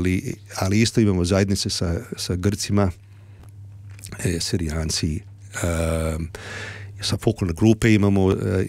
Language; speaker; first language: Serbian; early bilingual, heritage; Croatian